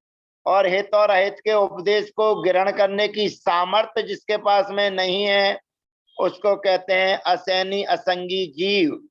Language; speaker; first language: Hindi; native; Hindi